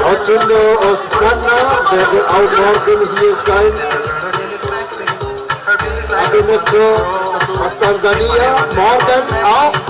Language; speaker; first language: German; non-native, learner; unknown